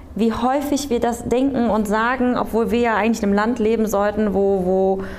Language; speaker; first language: German; early bilingual, other home language; Korean